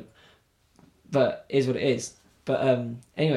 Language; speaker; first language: English; native; English